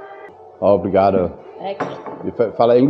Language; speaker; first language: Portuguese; non-native, learner; English